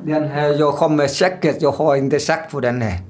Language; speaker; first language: Swedish; non-native, learner; Vietnamese